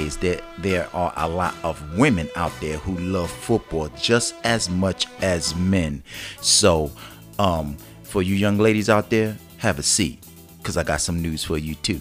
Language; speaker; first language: English; native; English